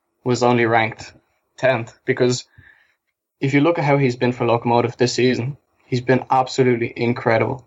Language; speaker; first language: English; native; English